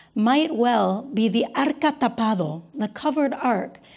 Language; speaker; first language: English; native; English